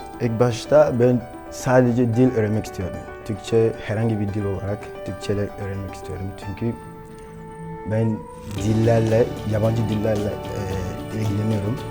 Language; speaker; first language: Turkish; non-native, learner; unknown